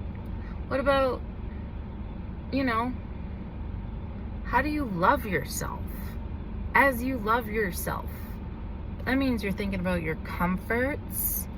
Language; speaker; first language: English; native; English